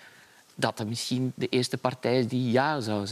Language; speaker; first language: Dutch; native; Dutch